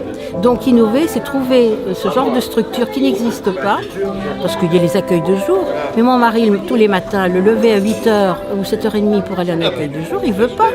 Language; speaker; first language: French; native; French